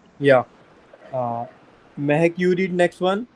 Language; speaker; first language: English; non-native, local second language; Hindi